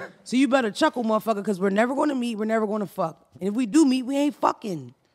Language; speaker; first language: English; native; English